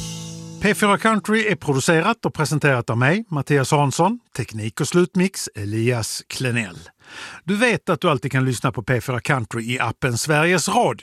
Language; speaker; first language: Swedish; native; Swedish